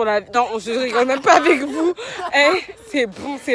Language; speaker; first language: French; native; French